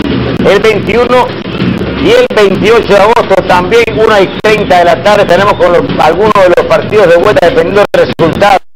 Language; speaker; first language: Spanish; native; Spanish